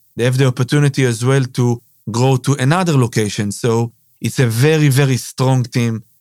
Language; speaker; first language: English; non-native, fluent; Hebrew